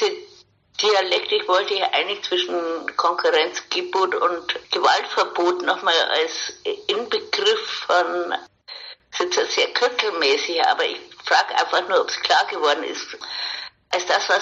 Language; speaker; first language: German; native; German